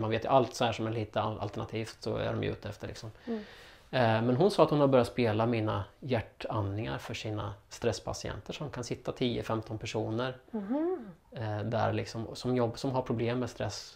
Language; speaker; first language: Swedish; native; Swedish